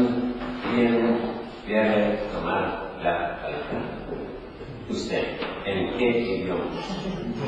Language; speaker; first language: Spanish; non-native, learner; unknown